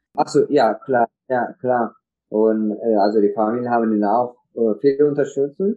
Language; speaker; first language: German; non-native, learner; Tigrinya